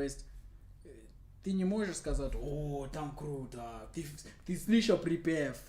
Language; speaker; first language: Russian; non-native, learner; English